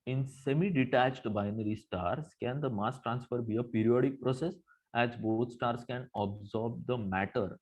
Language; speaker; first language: English; non-native, local second language; Marathi